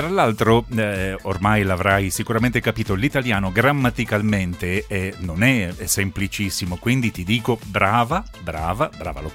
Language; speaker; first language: Italian; native; Italian